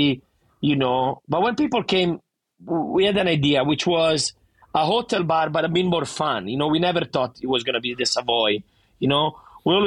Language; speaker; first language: English; non-native, fluent; Italian